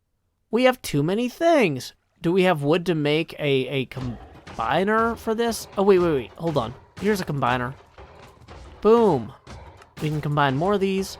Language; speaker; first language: English; native; English